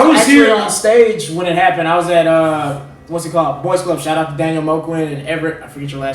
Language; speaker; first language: English; native; English